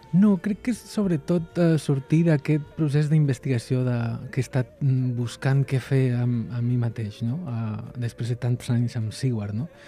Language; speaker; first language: Catalan; non-native, local second language; Spanish